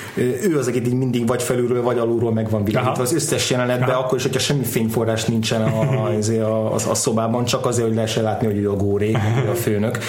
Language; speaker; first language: Hungarian; native; Hungarian